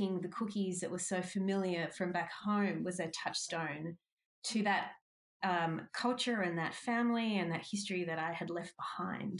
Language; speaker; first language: English; native; English